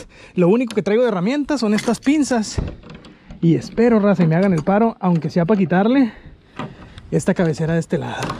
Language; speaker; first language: Spanish; native; Spanish